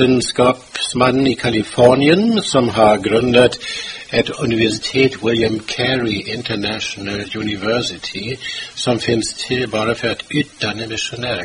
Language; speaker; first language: Swedish; non-native, fluent; German